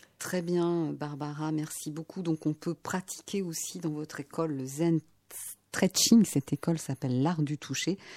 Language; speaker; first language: French; native; French